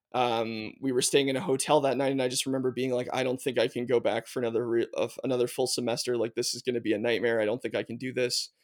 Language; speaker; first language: English; native; English